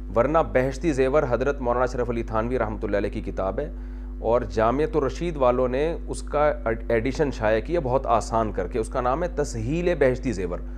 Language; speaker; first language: Urdu; native; Urdu